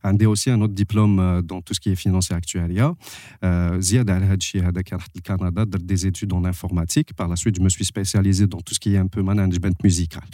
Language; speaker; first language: French; non-native, local second language; Arabic